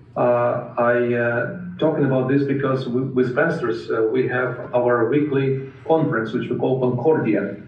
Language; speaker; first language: English; non-native, fluent; Ukrainian